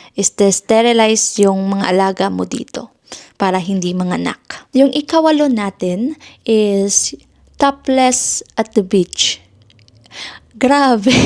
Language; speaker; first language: Filipino; non-native, local second language; Hiligaynon